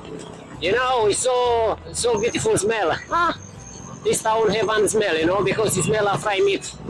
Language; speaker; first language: English; non-native, learner; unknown